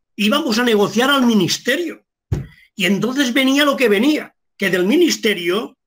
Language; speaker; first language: Spanish; native; Spanish